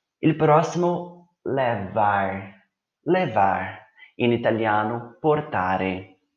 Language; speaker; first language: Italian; non-native, fluent; Portuguese